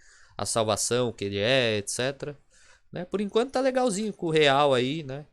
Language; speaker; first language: Portuguese; native; Portuguese